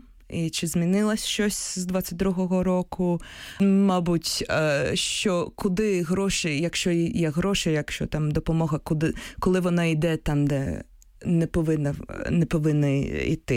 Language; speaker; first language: Ukrainian; non-native, fluent; English